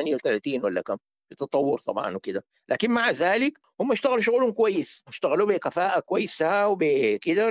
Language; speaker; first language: Arabic; native; Arabic